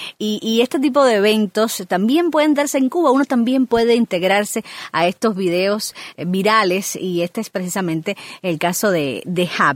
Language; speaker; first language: Spanish; native; Spanish